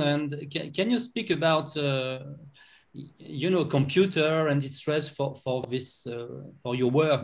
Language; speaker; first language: English; non-native, learner; French